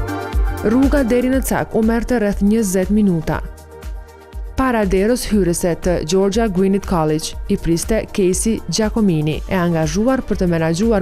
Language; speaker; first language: Albanian; native; Albanian